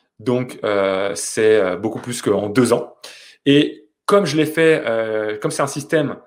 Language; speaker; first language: French; native; French